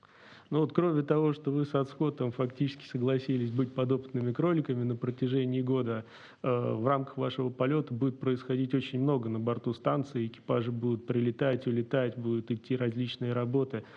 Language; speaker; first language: Russian; native; Russian